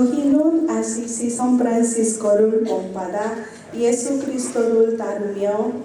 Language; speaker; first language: Korean; non-native, learner; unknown